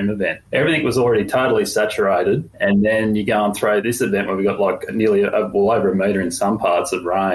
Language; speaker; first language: English; native; English